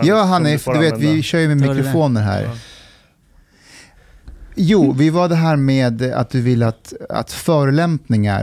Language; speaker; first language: Swedish; early bilingual, other home language; Persian